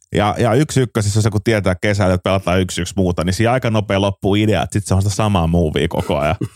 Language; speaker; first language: Finnish; native; Finnish